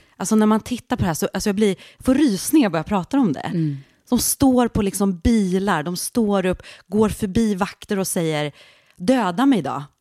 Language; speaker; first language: Swedish; early bilingual, other home language; Central Kurdish